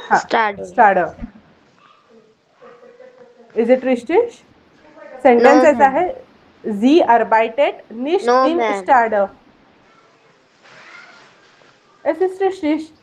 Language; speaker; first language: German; non-native, fluent; Hindi